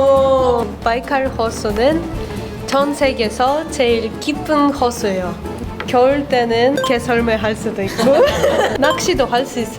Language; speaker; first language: Korean; non-native, fluent; Russian